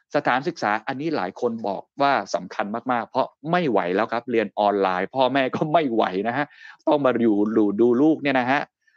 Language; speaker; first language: Thai; native; Thai